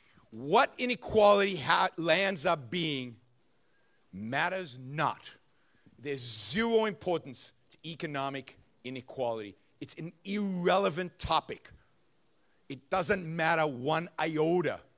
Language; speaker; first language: English; non-native, fluent; Hebrew